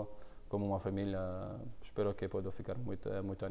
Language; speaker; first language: Portuguese; non-native, learner; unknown